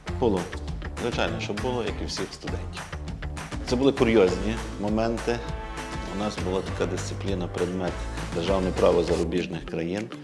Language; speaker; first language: Ukrainian; native; Ukrainian